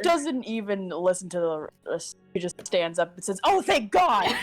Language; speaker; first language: English; native; English